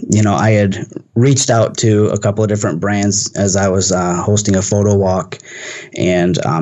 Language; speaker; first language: English; native; English